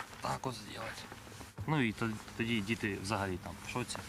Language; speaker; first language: Ukrainian; native; Ukrainian